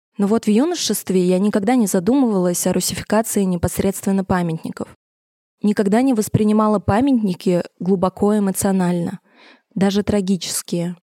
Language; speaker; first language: Russian; native; Russian